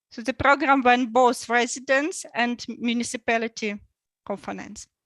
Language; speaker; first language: English; non-native, fluent; Ukrainian